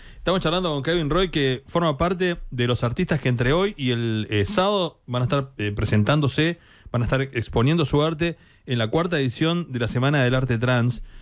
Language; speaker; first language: Spanish; native; Spanish